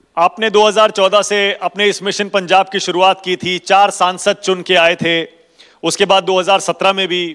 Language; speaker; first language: Hindi; native; Hindi